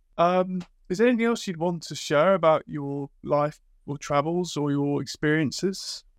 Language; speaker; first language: English; native; English